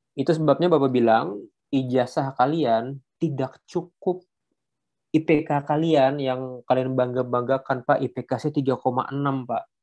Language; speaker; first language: Indonesian; non-native, local second language; Banjar